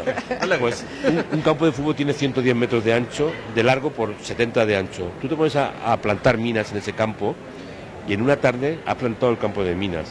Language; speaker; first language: Spanish; native; Spanish